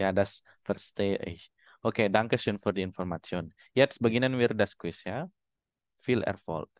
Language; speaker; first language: German; non-native, fluent; Indonesian